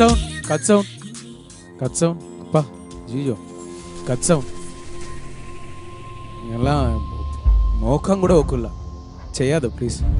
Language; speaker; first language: Malayalam; non-native, learner; Tamil